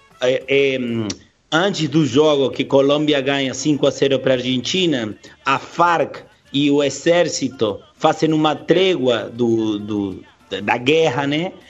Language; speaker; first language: Portuguese; non-native, fluent; Spanish